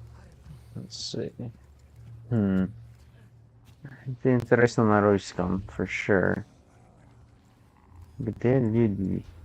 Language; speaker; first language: Russian; non-native, learner; English